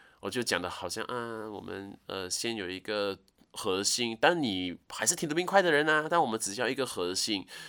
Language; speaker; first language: Chinese; native; Chinese